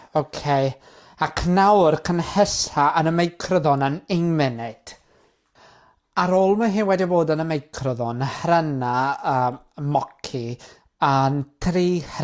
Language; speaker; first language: Welsh; non-native, learner; English